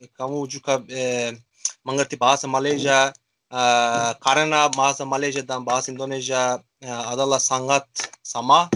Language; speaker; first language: Indonesian; non-native, learner; Azerbaijani